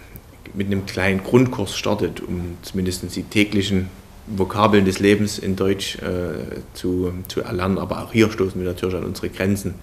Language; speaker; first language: German; native; German